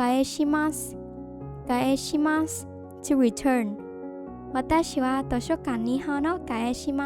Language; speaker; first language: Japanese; non-native, fluent; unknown